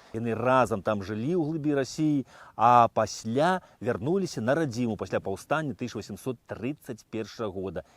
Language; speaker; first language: Belarusian; native; Belarusian